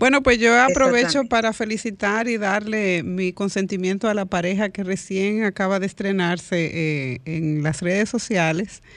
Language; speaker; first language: Spanish; native; Spanish